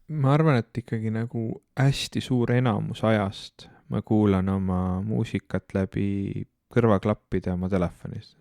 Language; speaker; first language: Estonian; native; Estonian